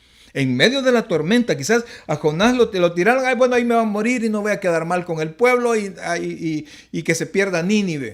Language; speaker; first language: Spanish; native; Spanish